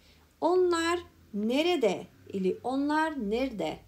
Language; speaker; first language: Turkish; non-native, fluent; Macedonian